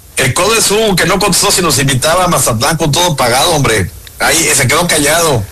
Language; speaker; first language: Spanish; native; Spanish